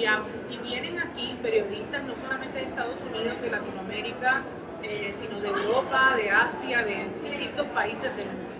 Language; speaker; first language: Spanish; native; Spanish